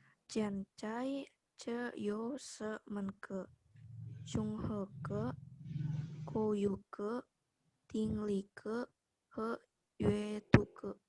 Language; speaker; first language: Chinese; non-native, learner; Indonesian